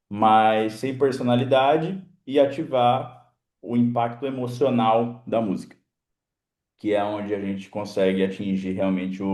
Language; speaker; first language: Portuguese; native; Portuguese